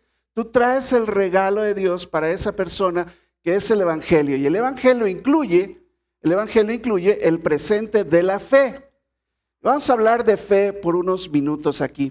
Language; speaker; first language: Spanish; native; Spanish